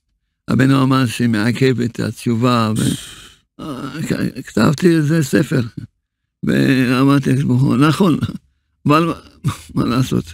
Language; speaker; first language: Hebrew; early bilingual, other home language; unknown